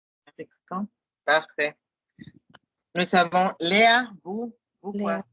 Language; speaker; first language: French; non-native, fluent; Spanish